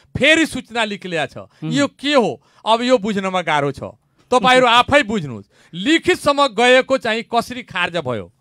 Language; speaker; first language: Nepali; non-native, local second language; Bhojpuri